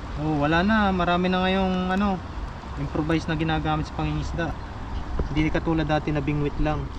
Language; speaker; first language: Filipino; native; Filipino